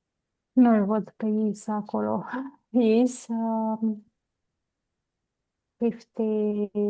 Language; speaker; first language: English; non-native, learner; Romanian